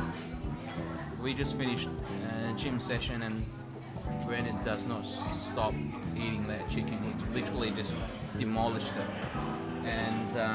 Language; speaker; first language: English; native; English